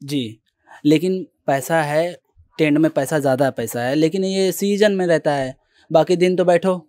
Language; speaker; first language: Hindi; native; Hindi